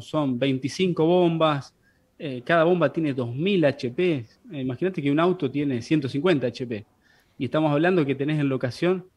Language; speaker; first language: Spanish; native; Spanish